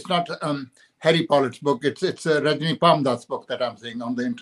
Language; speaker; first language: English; non-native, local second language; Punjabi